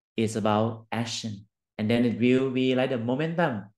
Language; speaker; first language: English; non-native, learner; Thai